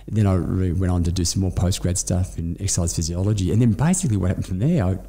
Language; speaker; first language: English; native; English